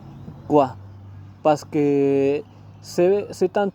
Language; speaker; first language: French; non-native, learner; Spanish